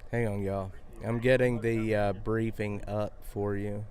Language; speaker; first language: English; native; English